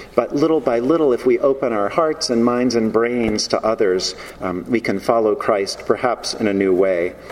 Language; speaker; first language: English; native; English